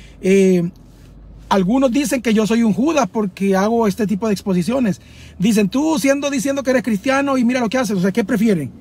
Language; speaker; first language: Spanish; native; Spanish